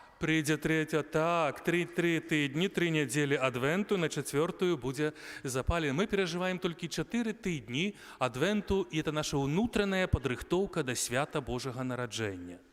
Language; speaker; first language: Belarusian; native; Belarusian